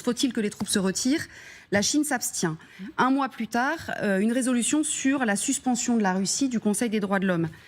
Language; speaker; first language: French; native; French